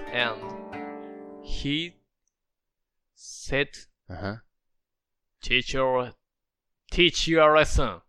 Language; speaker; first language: English; non-native, learner; Japanese